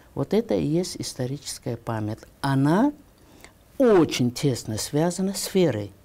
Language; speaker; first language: Russian; non-native, local second language; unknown